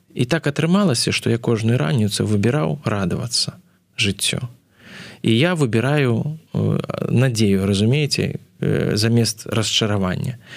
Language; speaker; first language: Belarusian; non-native, local second language; Russian